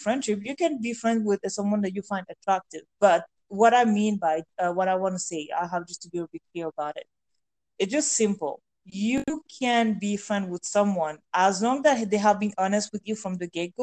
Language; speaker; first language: English; non-native, fluent; French